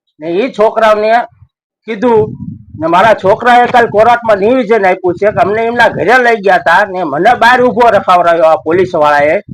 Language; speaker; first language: Gujarati; native; Gujarati